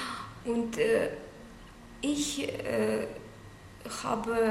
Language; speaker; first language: German; non-native, learner; Russian